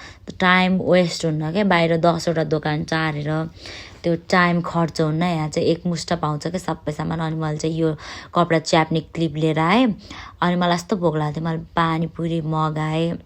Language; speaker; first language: Nepali; native; Nepali